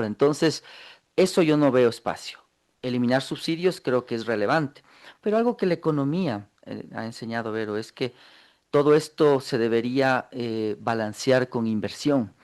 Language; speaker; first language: Spanish; native; Spanish